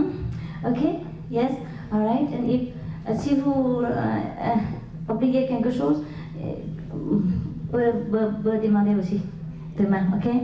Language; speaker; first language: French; non-native, learner; Vietnamese